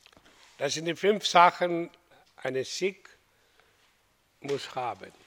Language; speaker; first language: German; non-native, learner; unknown